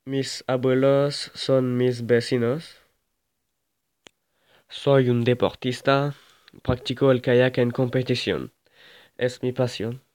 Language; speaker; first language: Spanish; non-native, learner; French